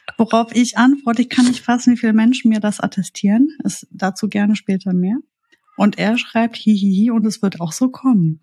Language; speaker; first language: German; native; German